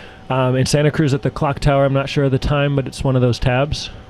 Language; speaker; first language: English; native; English